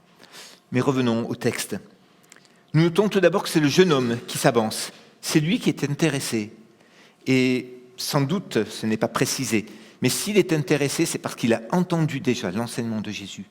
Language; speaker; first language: French; native; French